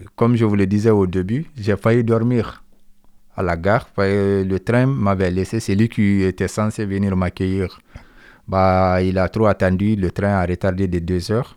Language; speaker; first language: French; non-native, local second language; Mandingo